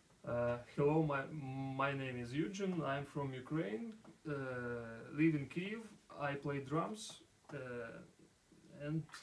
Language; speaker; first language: English; non-native, learner; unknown